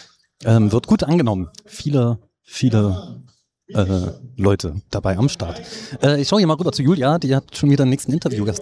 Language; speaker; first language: German; native; German